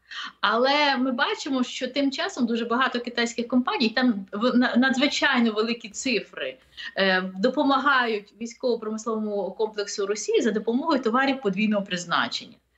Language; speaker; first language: Ukrainian; native; Ukrainian